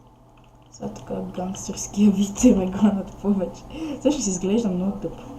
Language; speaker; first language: Bulgarian; native; Bulgarian